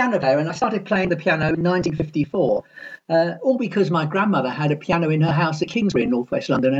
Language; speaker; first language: English; native; English